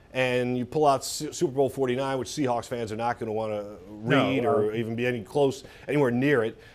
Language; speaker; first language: English; native; English